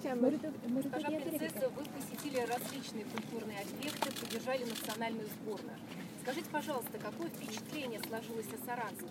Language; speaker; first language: Russian; native; Russian